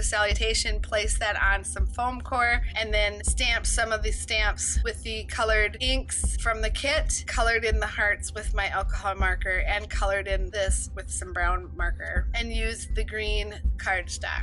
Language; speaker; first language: English; native; English